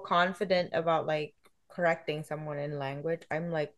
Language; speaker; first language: English; non-native, fluent; Cantonese